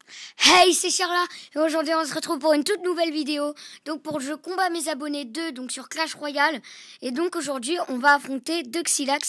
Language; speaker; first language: French; native; French